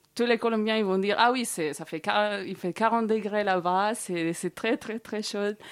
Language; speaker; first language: French; non-native, fluent; Spanish